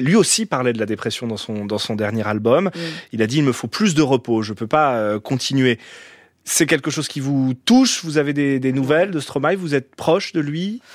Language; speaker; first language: French; native; French